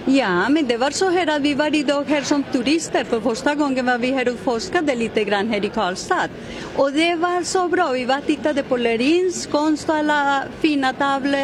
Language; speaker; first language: Swedish; non-native, learner; Spanish